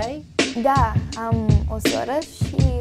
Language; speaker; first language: Romanian; early bilingual, heritage; Romanian